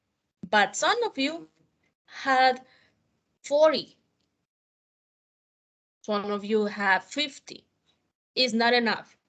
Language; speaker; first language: English; non-native, fluent; Spanish